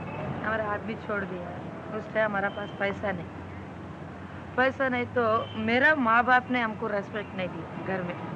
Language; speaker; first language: Hindi; non-native, local second language; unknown